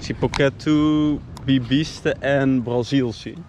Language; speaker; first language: Spanish; non-native, learner; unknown